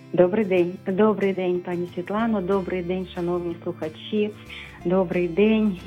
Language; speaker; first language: Ukrainian; non-native, local second language; Russian